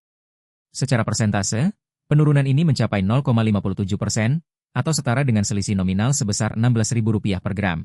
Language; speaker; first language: Indonesian; native; Indonesian